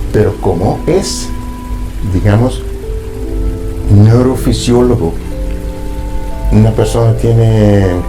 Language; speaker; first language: Spanish; non-native, fluent; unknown